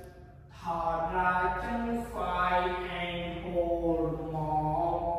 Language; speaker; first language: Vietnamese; non-native, learner; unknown